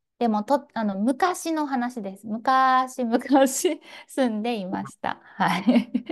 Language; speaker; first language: Japanese; native; Japanese